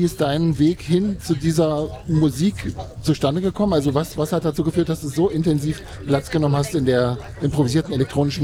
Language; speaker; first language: German; native; German